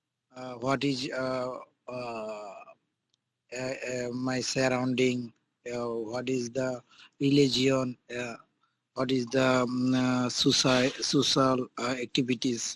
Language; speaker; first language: English; non-native, local second language; Bangla